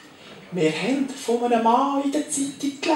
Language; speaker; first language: German; native; German